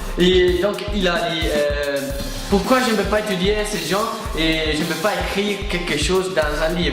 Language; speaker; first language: French; non-native, fluent; Italian